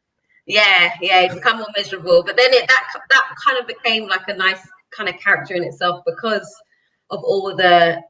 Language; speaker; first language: English; native; English